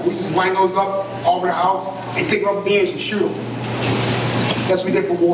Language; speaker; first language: English; native; English